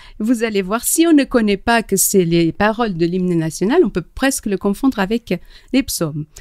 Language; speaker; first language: French; non-native, fluent; Portuguese